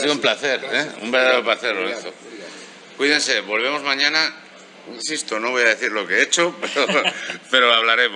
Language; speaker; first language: Spanish; native; Spanish